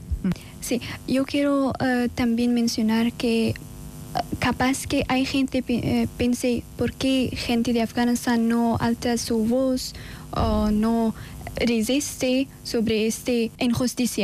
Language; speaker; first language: Spanish; non-native, learner; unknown